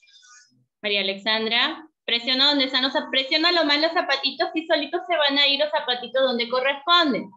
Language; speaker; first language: Spanish; native; Spanish